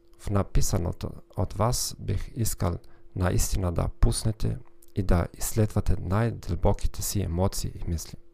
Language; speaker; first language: Bulgarian; non-native, learner; German